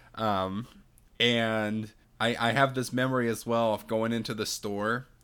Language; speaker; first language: English; non-native, fluent; Portuguese